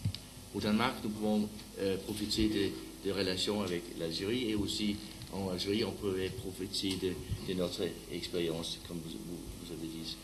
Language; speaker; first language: French; non-native, learner; Danish